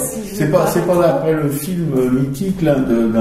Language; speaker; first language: French; native; French